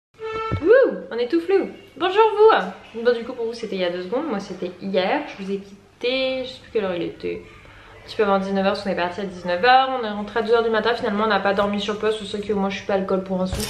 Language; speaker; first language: French; native; French